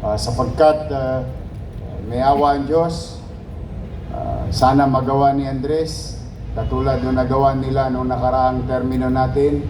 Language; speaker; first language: Filipino; native; Filipino